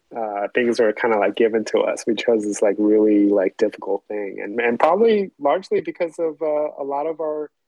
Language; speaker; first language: English; early bilingual, other home language; Chinese